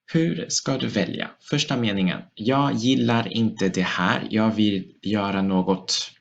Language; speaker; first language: Swedish; non-native, fluent; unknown